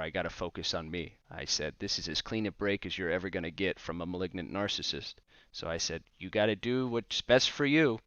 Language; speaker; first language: English; native; English